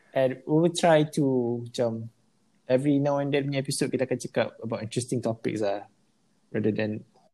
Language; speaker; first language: English; non-native, local second language; Malay